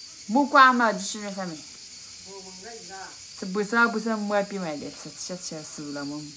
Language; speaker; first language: Chinese; native; Chinese